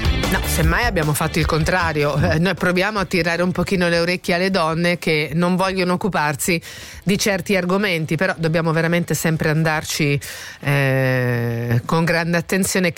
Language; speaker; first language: Italian; native; Italian